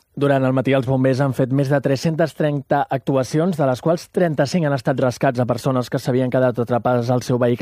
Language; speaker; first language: Catalan; native; Catalan